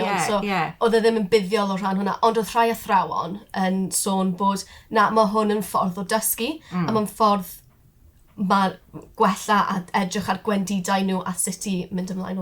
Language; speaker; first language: Welsh; non-native, local second language; English